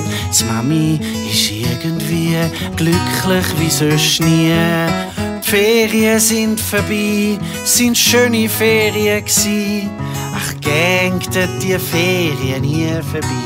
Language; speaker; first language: German; native; German